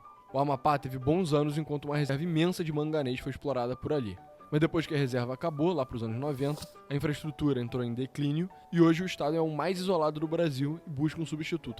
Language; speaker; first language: Portuguese; native; Portuguese